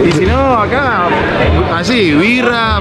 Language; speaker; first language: Spanish; native; Spanish